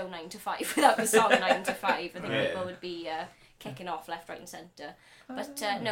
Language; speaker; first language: English; native; English